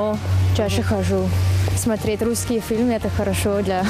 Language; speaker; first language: Russian; non-native, learner; Dutch